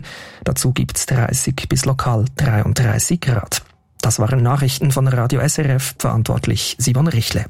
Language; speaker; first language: German; native; German